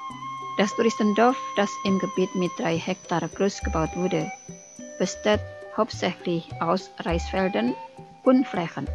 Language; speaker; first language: German; non-native, fluent; Indonesian